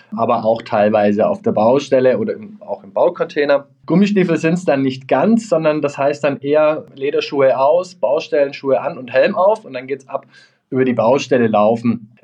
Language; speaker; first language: German; native; German